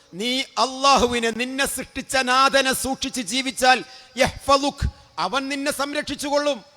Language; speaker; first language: Malayalam; native; Malayalam